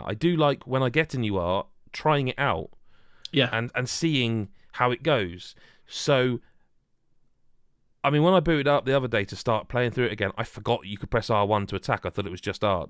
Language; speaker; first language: English; native; English